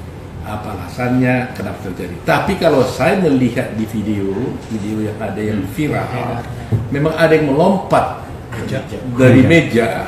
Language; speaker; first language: Indonesian; native; Indonesian